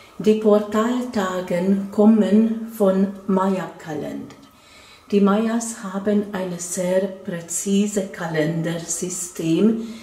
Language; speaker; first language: German; non-native, fluent; Hungarian